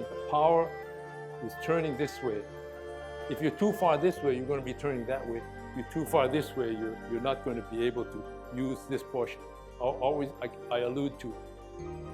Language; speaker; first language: English; native; English